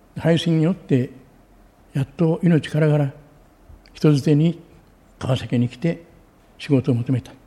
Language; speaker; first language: Japanese; native; Japanese